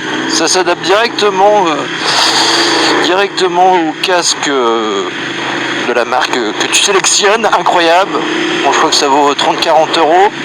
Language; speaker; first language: French; native; French